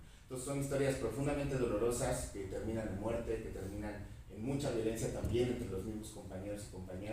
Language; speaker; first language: Spanish; native; Spanish